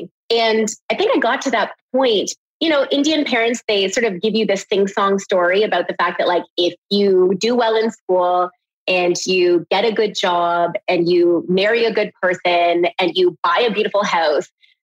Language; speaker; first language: English; native; English